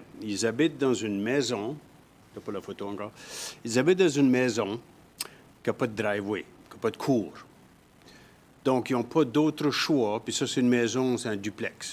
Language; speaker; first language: French; native; French